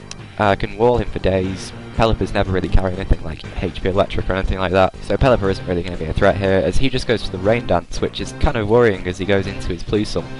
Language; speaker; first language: English; native; English